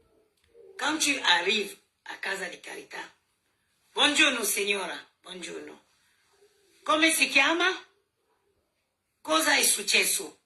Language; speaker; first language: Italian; non-native, learner; French